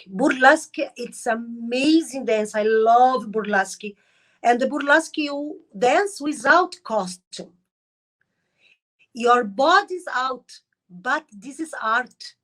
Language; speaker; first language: English; non-native, learner; Arabic